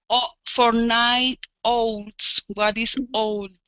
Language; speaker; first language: English; non-native, learner; Spanish